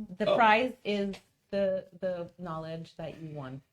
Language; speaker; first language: English; native; English